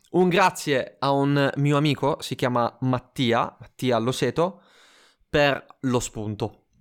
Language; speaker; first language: Italian; native; Italian